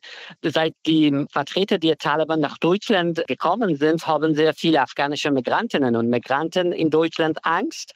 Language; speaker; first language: German; non-native, learner; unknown